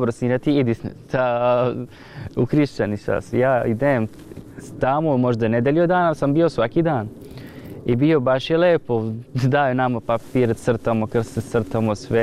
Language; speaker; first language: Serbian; non-native, learner; Arabic